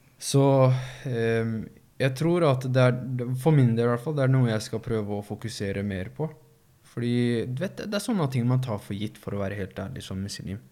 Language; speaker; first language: Norwegian; early bilingual, other home language; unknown